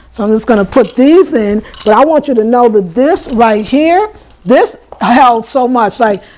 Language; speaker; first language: English; native; English